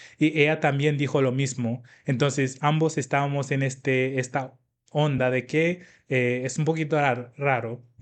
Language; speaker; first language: Spanish; non-native, fluent; English